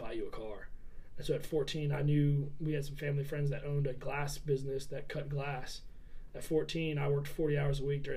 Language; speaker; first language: English; native; English